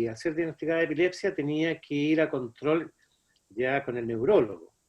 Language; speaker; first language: Spanish; native; Spanish